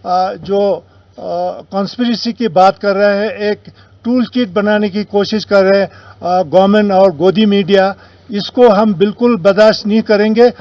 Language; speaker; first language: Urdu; non-native, local second language; Ladakhi